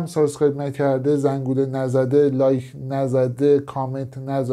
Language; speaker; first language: Persian; native; Persian